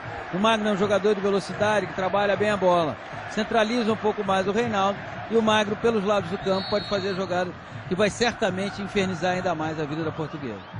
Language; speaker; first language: Portuguese; native; Portuguese